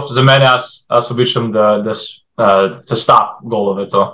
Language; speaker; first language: Bulgarian; early bilingual, heritage; English